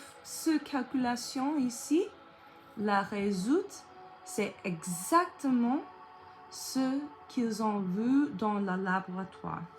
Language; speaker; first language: French; non-native, learner; English